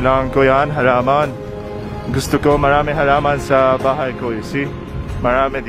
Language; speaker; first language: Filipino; non-native, learner; Arabic